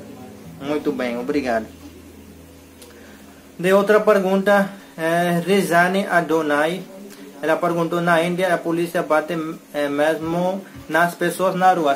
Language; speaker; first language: Portuguese; non-native, learner; Hindi